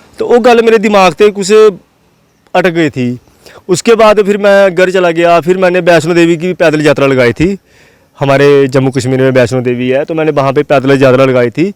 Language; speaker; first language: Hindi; non-native, local second language; Dogri